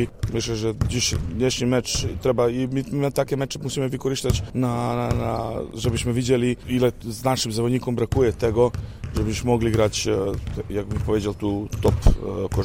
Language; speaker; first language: Polish; non-native, learner; Serbian